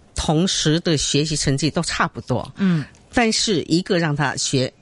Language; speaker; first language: Chinese; native; Chinese